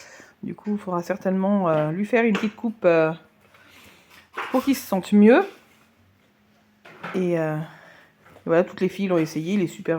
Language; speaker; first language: French; native; French